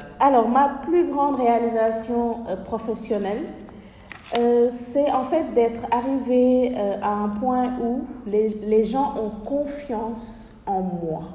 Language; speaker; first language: French; non-native, local second language; Wolof